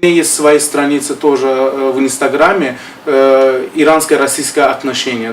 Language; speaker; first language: Russian; non-native, fluent; Persian